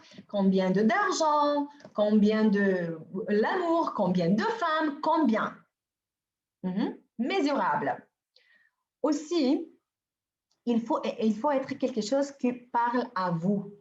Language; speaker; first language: French; non-native, fluent; Bulgarian